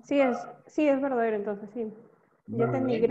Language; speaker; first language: Spanish; native; Spanish